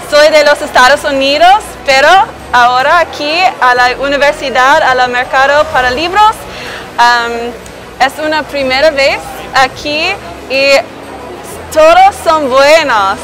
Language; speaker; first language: Spanish; non-native, learner; English